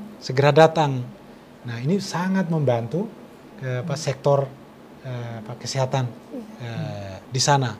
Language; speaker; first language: Indonesian; non-native, local second language; Tetum